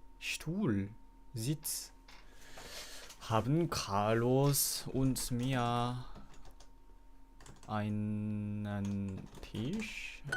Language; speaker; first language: German; non-native, learner; Korean